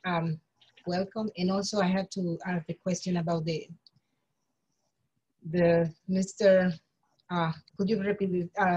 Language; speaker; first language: English; non-native, learner; Spanish